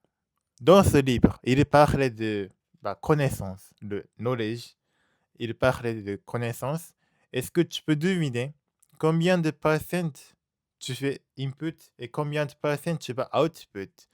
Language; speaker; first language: French; non-native, learner; Japanese